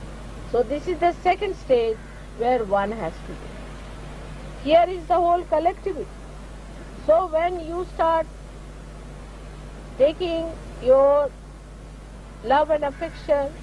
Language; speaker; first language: English; non-native, local second language; Hindi